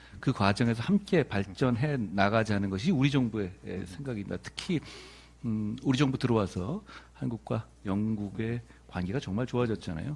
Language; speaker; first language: Korean; native; Korean